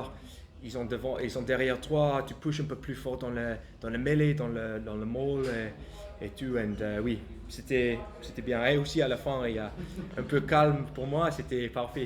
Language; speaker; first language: French; non-native, learner; English